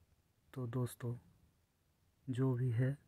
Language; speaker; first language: Hindi; non-native, local second language; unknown